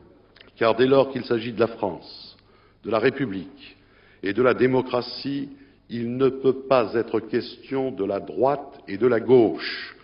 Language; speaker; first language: French; native; French